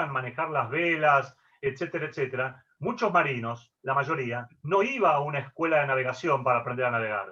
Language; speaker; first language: Spanish; native; Spanish